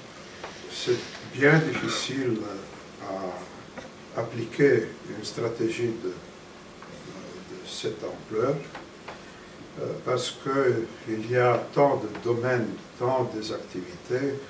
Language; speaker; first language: French; non-native, fluent; Romanian